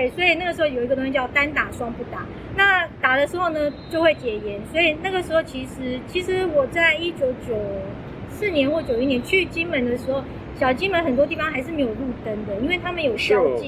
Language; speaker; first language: Chinese; native; Chinese